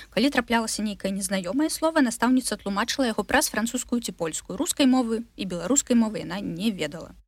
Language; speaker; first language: Belarusian; non-native, local second language; Russian